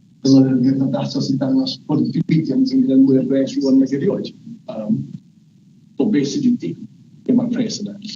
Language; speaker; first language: Welsh; native; Welsh